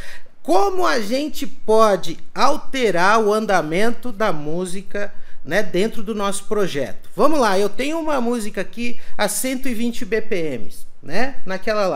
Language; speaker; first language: Portuguese; native; Portuguese